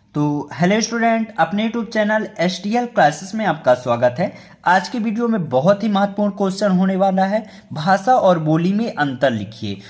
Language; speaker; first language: Hindi; native; Hindi